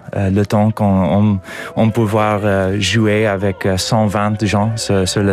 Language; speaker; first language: French; non-native, learner; English